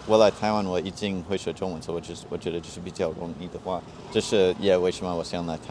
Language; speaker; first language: Chinese; non-native, learner; English